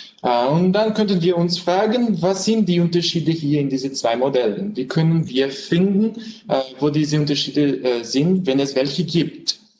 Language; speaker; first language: German; non-native, learner; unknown